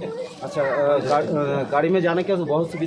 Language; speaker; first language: Hindi; non-native, local second language; Bangla